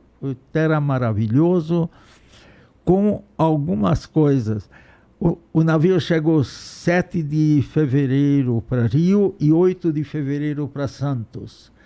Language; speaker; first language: Portuguese; non-native, fluent; Hungarian